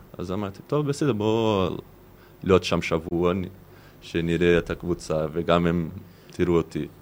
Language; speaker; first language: Hebrew; non-native, fluent; Portuguese